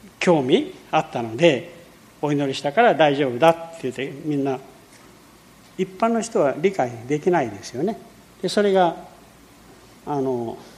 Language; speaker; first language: Japanese; early bilingual, heritage; Portuguese